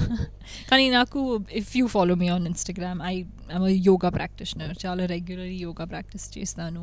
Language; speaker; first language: Telugu; non-native, local second language; Hindi